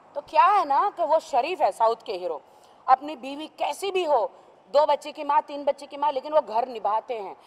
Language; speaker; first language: Hindi; native; Hindi